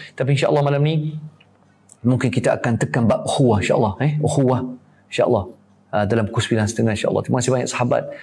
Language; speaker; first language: Malay; native; Malay